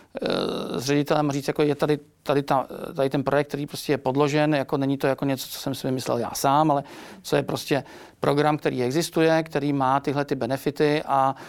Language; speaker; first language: Czech; native; Czech